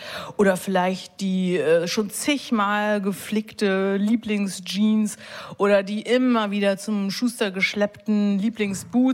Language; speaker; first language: German; native; German